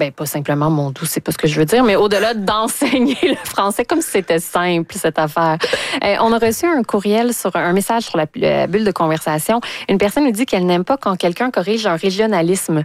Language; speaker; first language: French; native; French